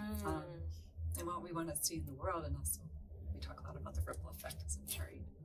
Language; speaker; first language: English; native; English